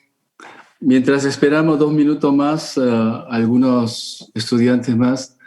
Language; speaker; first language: Spanish; non-native, fluent; Korean